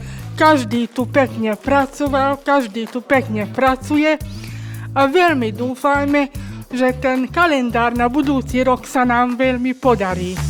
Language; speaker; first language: Slovak; non-native, local second language; Hungarian